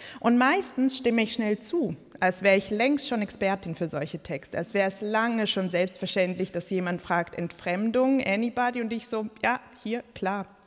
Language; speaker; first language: German; early bilingual, other home language; Croatian